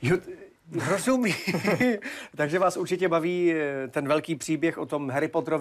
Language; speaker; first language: Czech; native; Czech